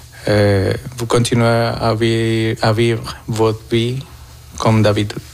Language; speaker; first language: French; non-native, fluent; Spanish